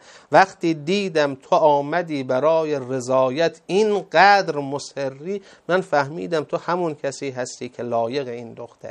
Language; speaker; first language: Persian; native; Persian